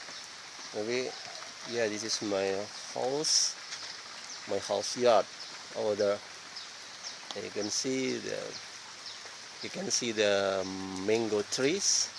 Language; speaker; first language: English; non-native, learner; Indonesian